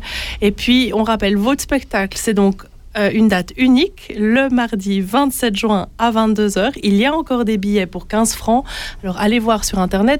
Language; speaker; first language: French; native; French